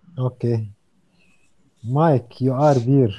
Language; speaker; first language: English; non-native, learner; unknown